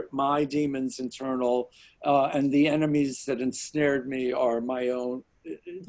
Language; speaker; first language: English; native; English